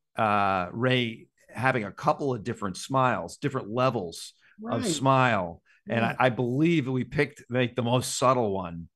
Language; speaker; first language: English; native; English